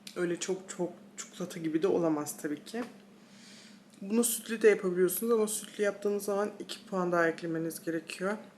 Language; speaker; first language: Turkish; early bilingual, heritage; Turkish